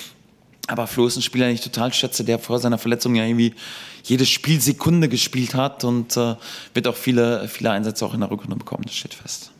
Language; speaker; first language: German; native; German